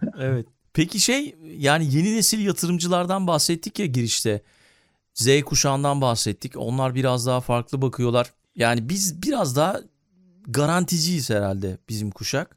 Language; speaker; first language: Turkish; native; Turkish